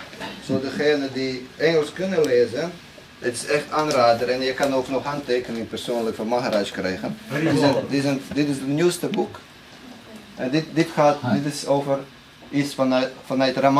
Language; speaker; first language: Dutch; non-native, fluent; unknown